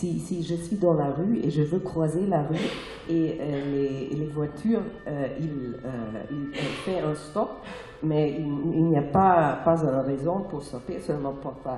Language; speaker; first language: French; non-native, fluent; German